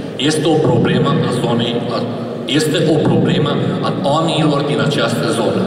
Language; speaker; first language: Romanian; non-native, local second language; Hungarian